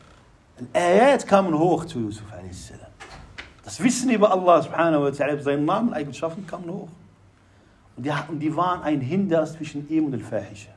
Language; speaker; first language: German; non-native, fluent; Arabic